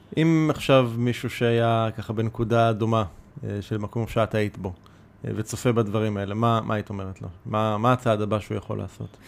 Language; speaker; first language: Hebrew; native; Hebrew